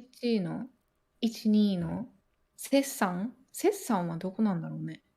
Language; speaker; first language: Japanese; native; Japanese